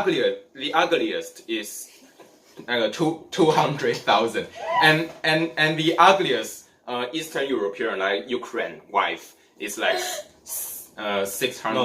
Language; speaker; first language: English; non-native, learner; Chinese